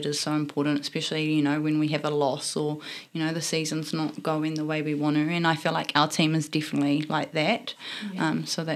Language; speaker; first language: English; native; English